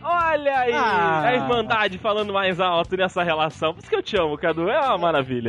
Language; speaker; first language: Portuguese; native; Portuguese